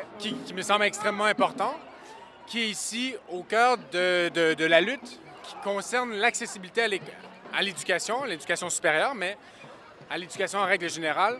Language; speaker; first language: French; native; French